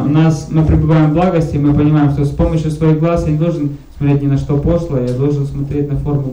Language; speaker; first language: Russian; native; Russian